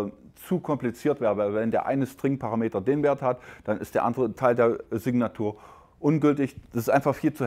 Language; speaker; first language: German; native; German